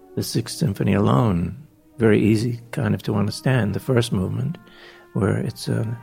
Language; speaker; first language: English; native; English